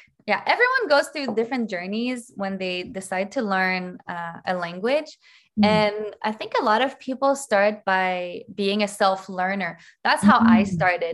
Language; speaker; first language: English; non-native, fluent; French